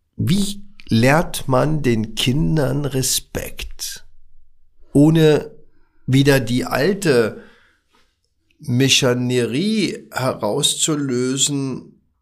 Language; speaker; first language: German; early bilingual, other home language; Arabic